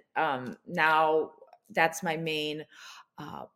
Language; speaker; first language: English; early bilingual, other home language; Russian